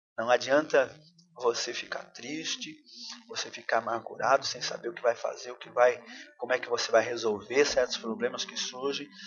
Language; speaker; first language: Portuguese; native; Portuguese